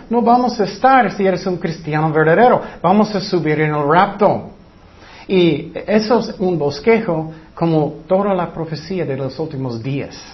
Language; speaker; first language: Spanish; non-native, fluent; English